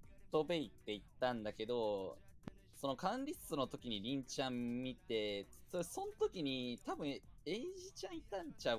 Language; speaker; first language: Japanese; native; Japanese